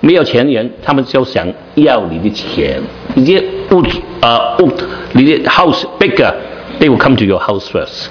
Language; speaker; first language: Chinese; non-native, learner; Cantonese